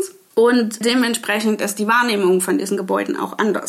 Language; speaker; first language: German; native; German